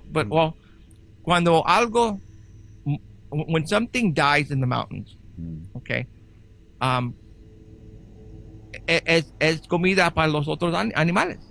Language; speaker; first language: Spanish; early bilingual, heritage; Spanish